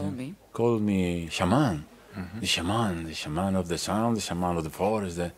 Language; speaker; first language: English; non-native, learner; Spanish